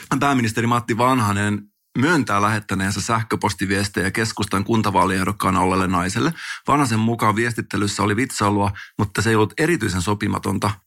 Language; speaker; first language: Finnish; native; Finnish